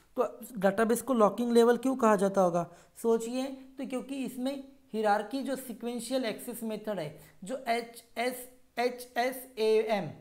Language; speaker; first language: Hindi; non-native, local second language; Marathi